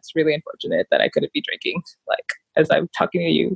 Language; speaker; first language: English; non-native, local second language; Filipino